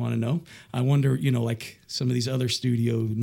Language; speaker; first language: English; native; English